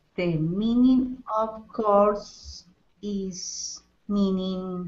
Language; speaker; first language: English; non-native, learner; Spanish